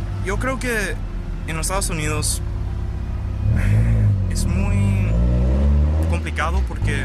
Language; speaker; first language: Spanish; early bilingual, heritage; English